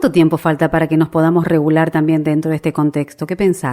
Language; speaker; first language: Spanish; native; Spanish